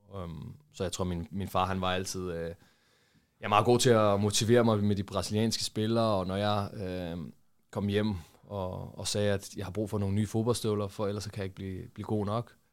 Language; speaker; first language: Danish; early bilingual, other home language; Portuguese